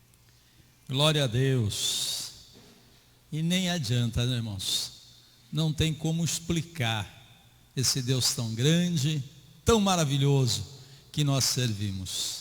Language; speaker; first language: Portuguese; native; Portuguese